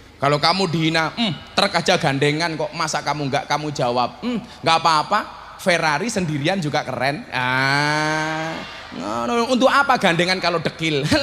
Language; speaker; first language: Indonesian; non-native, local second language; Javanese